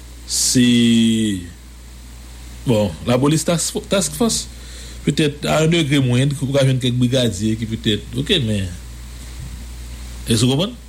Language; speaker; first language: French; non-native, local second language; Haitian Creole